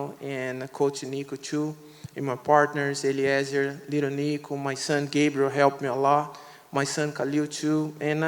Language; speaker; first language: English; non-native, learner; Portuguese